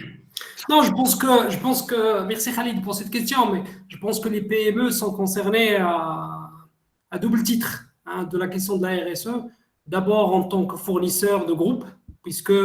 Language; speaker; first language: French; non-native, local second language; Arabic